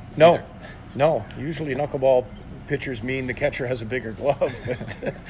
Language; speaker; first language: English; native; English